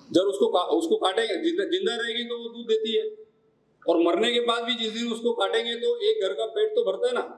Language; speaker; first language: Hindi; non-native, local second language; Marathi